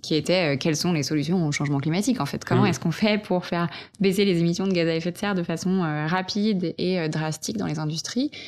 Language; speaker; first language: French; native; French